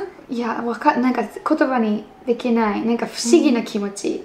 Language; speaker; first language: Japanese; non-native, fluent; Icelandic